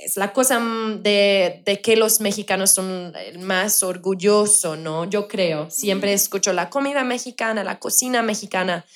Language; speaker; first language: Spanish; non-native, fluent; English